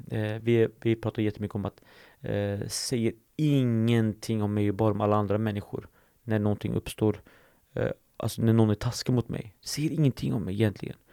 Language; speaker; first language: Swedish; early bilingual, other home language; Assyrian Neo-Aramaic